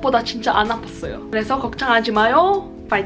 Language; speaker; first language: Korean; early bilingual, heritage; Korean